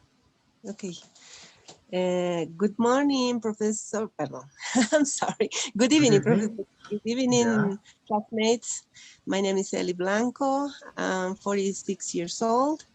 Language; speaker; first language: English; non-native, fluent; Spanish